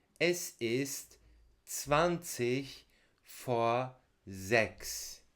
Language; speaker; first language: German; non-native, fluent; Turkish